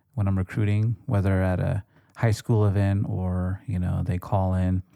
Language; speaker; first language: English; native; English